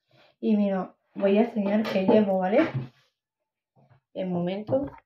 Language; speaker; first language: Spanish; non-native, local second language; Catalan